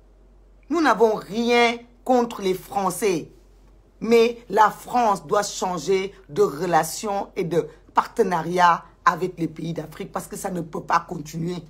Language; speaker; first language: French; non-native, local second language; Wolof